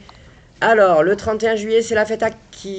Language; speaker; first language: French; native; French